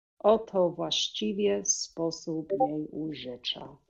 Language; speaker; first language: Polish; non-native, learner; English